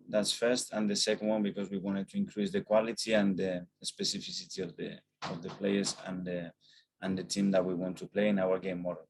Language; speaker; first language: English; non-native, fluent; Spanish